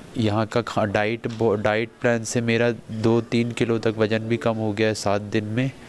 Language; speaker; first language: Hindi; native; Hindi